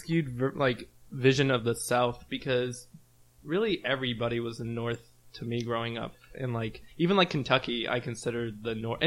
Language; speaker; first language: English; native; English